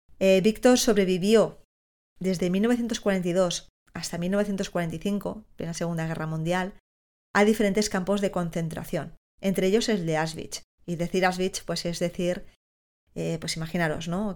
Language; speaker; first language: Spanish; native; Spanish